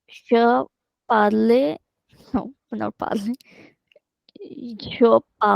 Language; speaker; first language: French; non-native, learner; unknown